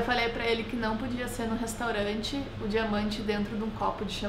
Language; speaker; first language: Portuguese; native; Portuguese